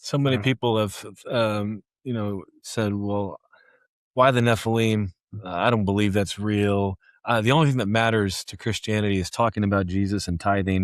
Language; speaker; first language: English; native; English